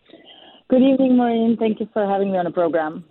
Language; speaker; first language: English; non-native, fluent; Serbian